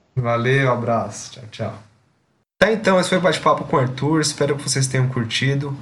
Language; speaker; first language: Portuguese; native; Portuguese